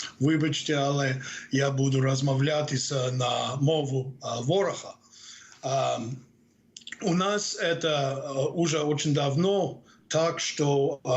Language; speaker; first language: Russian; non-native, fluent; English